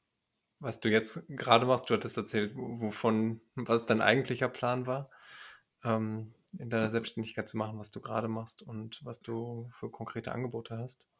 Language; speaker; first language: German; native; German